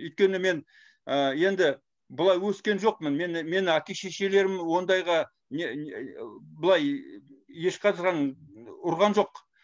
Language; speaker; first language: Kazakh; non-native, fluent; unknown